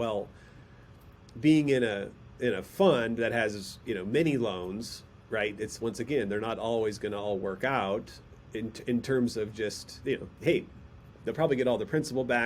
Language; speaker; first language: English; native; English